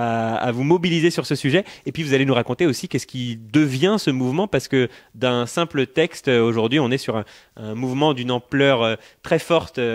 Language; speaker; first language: French; native; French